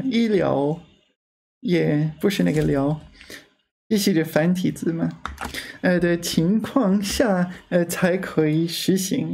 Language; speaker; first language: Chinese; non-native, learner; English